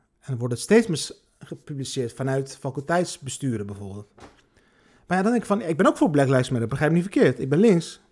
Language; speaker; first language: Dutch; early bilingual, other home language; Turkish